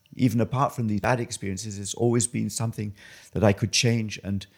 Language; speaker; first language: English; native; English